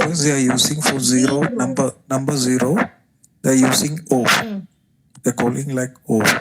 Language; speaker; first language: English; non-native, learner; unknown